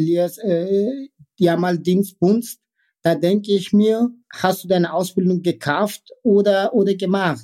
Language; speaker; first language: German; non-native, fluent; Persian